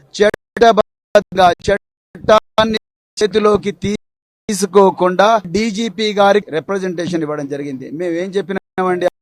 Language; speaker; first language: Telugu; native; Telugu